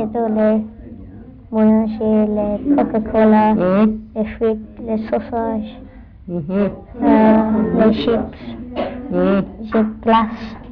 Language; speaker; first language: French; non-native, learner; English